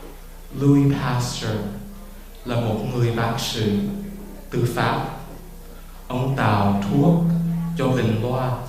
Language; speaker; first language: Vietnamese; early bilingual, heritage; Vietnamese